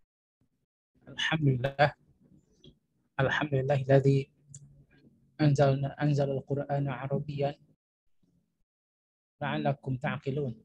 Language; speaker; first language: Arabic; non-native, fluent; Indonesian